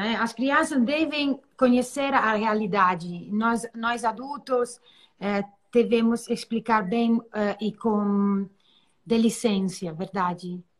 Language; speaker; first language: Portuguese; non-native, learner; Italian